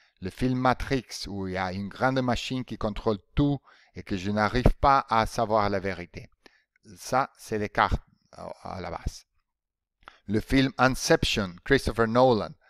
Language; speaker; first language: French; non-native, fluent; Spanish